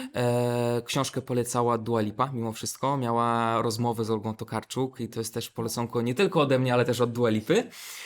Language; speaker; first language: Polish; non-native, fluent; Belarusian